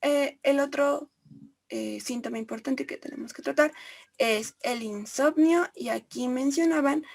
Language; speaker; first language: Spanish; native; Spanish